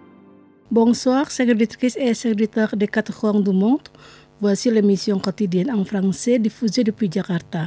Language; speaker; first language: French; non-native, fluent; Indonesian